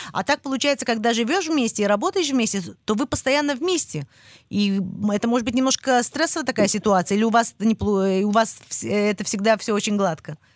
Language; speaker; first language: Russian; early bilingual, heritage; Russian